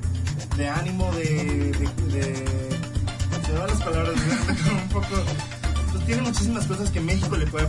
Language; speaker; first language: Spanish; native; Spanish